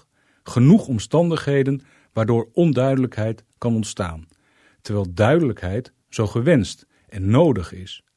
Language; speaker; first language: Dutch; native; Dutch